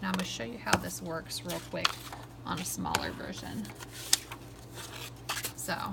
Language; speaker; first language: English; native; English